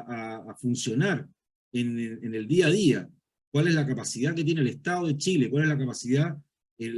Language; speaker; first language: Spanish; native; Spanish